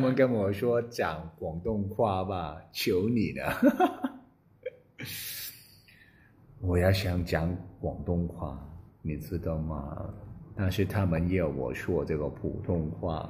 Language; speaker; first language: Chinese; non-native, local second language; Cantonese